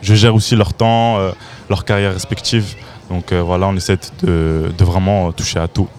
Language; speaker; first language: French; native; French